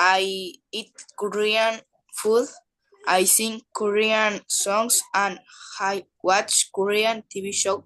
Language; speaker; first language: English; non-native, learner; Spanish